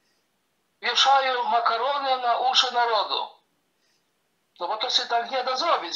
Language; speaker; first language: Polish; early bilingual, heritage; Polish